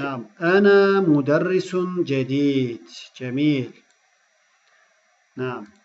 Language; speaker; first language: Arabic; non-native, fluent; Turkish